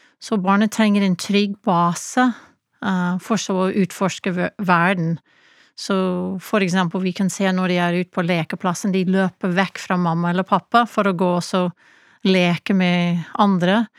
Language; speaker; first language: Norwegian; non-native, fluent; English